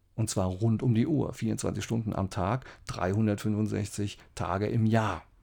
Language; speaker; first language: German; native; German